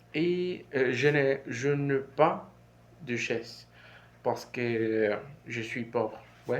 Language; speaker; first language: French; non-native, learner; Spanish